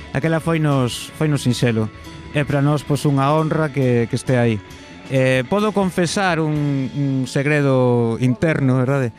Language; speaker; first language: Galician; non-native, local second language; Spanish